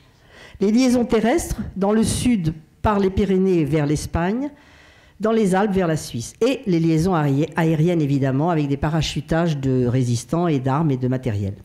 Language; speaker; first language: French; native; French